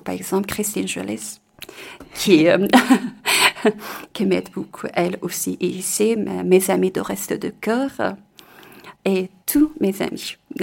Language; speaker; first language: French; non-native, fluent; Persian